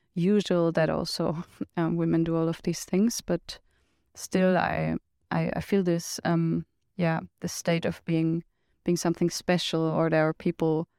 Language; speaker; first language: English; non-native, fluent; German